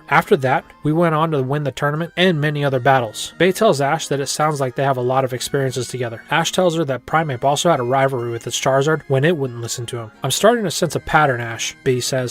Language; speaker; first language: English; native; English